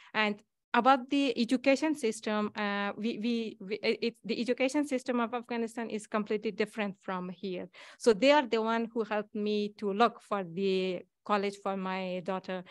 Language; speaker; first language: English; non-native, fluent; Persian